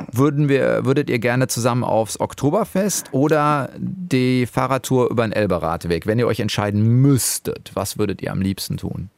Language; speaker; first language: German; native; German